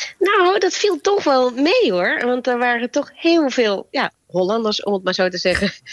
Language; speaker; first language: Dutch; native; Dutch